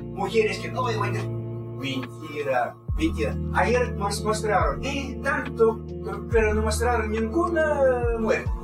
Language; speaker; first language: Spanish; non-native, fluent; Russian